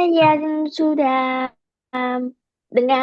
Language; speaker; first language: Indonesian; non-native, learner; Vietnamese